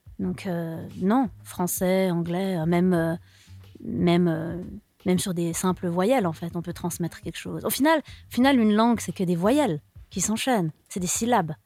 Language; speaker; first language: French; native; French